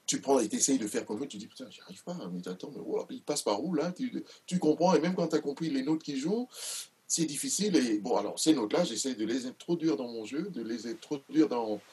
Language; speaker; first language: French; non-native, local second language; Duala